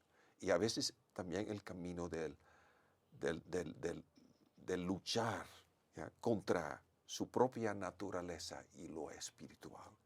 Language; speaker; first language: Spanish; non-native, fluent; Dutch